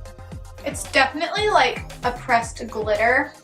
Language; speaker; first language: English; native; English